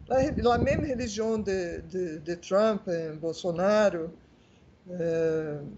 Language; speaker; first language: French; non-native, fluent; Portuguese